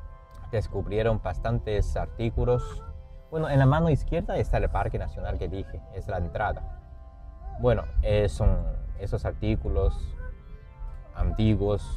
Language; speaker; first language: Spanish; non-native, fluent; Chinese